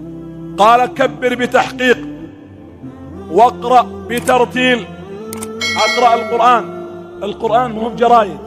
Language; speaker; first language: Arabic; native; Arabic